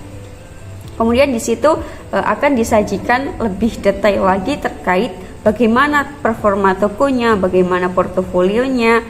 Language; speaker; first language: Indonesian; native; Indonesian